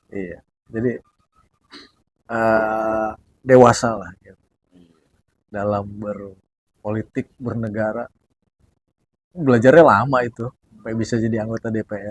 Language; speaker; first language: Indonesian; native; Indonesian